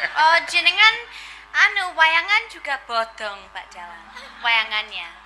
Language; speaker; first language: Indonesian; non-native, fluent; English